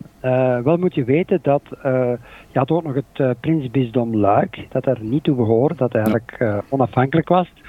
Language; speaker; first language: Dutch; native; Dutch